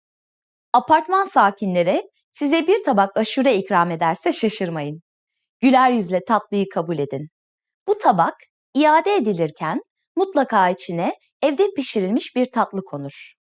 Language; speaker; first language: Turkish; native; Turkish